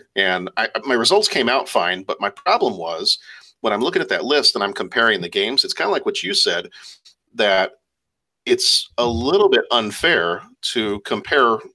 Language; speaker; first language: English; native; English